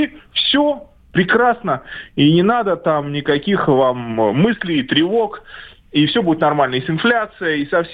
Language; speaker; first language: Russian; native; Russian